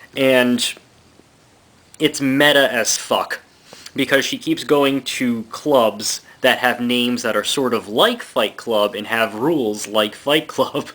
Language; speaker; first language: English; native; English